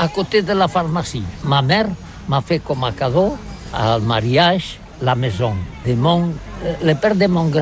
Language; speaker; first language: French; non-native, learner; Catalan